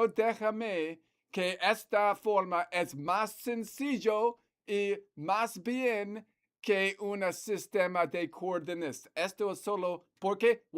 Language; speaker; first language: Spanish; non-native, learner; English